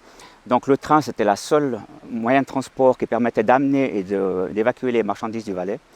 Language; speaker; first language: French; native; French